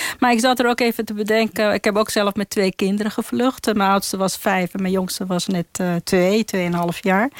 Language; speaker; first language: Dutch; non-native, fluent; Persian